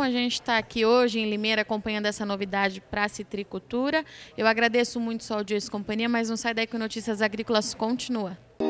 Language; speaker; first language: Portuguese; native; Portuguese